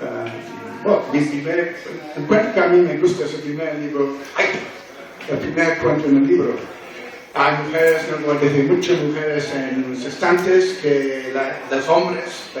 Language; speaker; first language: Spanish; non-native, fluent; English